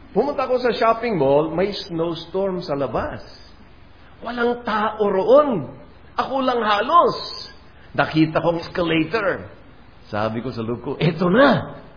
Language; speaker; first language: Filipino; non-native, learner; English